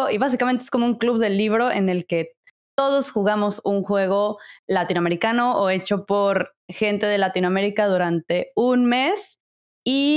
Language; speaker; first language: Spanish; native; Spanish